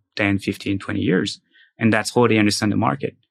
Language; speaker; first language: English; non-native, fluent; French